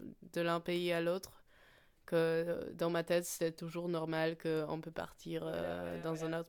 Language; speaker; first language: French; non-native, fluent; Polish